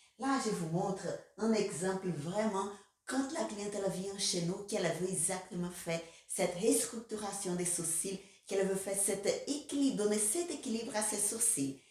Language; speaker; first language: French; non-native, fluent; Portuguese